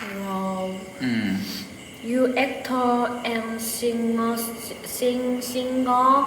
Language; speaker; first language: English; non-native, learner; Korean